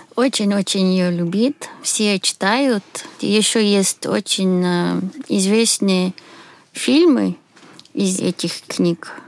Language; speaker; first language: Russian; non-native, fluent; Swedish